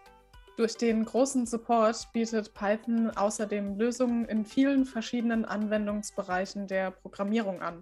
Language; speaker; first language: German; native; German